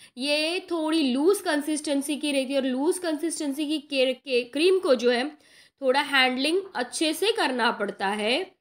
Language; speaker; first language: Hindi; non-native, local second language; Marathi